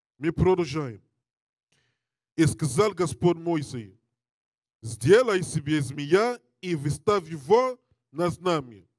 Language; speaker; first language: Russian; non-native, learner; English